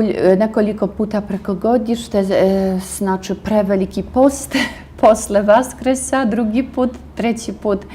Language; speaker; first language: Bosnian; non-native, fluent; Russian